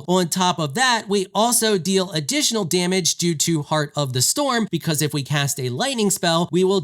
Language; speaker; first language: English; native; English